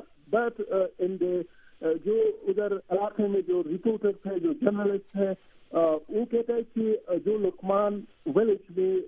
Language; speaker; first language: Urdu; non-native, learner; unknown